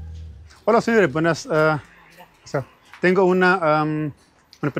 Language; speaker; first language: Spanish; non-native, learner; Urdu